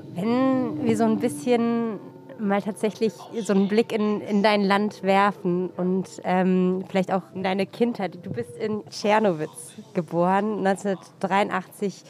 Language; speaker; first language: German; native; German